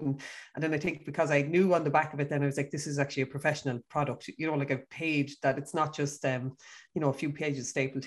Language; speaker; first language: English; native; English